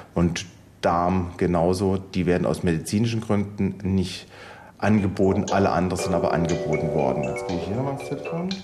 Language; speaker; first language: German; native; German